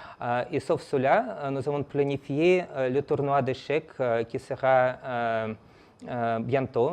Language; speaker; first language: French; non-native, fluent; Russian